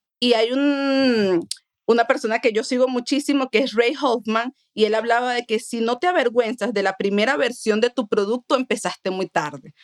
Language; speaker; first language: Spanish; native; Spanish